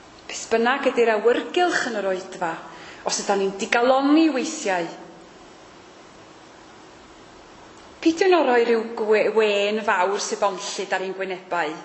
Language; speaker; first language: Welsh; native; Welsh